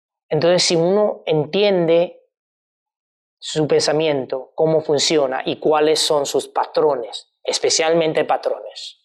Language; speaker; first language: Spanish; non-native, fluent; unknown